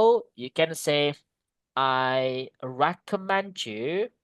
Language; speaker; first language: English; non-native, fluent; Indonesian